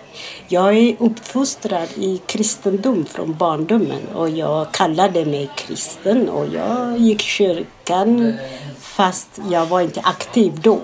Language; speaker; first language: Swedish; non-native, fluent; Amharic